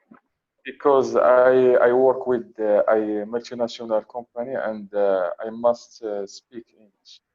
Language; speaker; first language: English; non-native, learner; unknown